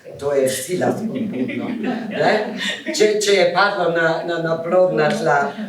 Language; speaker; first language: Slovenian; native; Slovenian